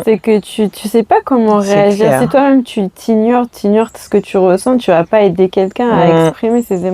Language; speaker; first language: French; native; French